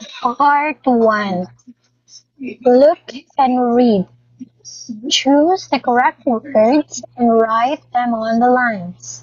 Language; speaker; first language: English; non-native, fluent; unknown